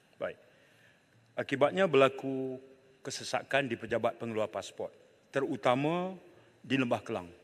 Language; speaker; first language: Malay; native; Malay